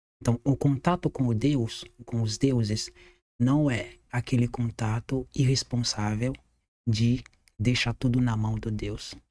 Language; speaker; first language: Portuguese; non-native, fluent; Haitian Creole